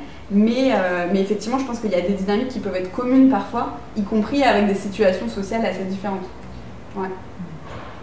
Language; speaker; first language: French; native; French